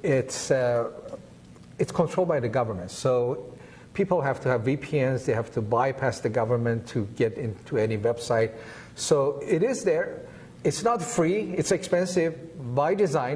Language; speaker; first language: English; non-native, fluent; Persian